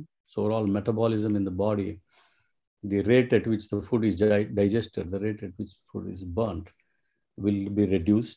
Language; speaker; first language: English; non-native, local second language; Telugu